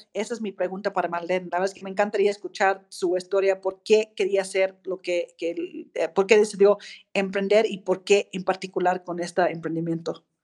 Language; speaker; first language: Spanish; non-native, fluent; English